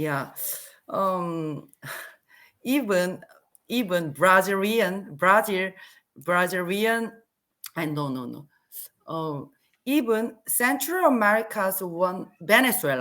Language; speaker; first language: English; non-native, learner; Korean